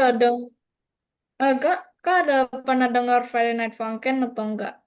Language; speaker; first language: Indonesian; non-native, learner; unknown